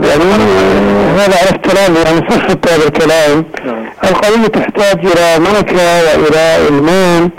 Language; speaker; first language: Arabic; native; Arabic